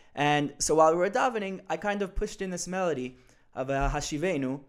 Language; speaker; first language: English; early bilingual, other home language; Hebrew